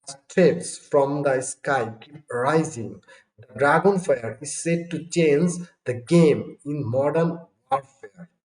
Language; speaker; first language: English; non-native, local second language; Bangla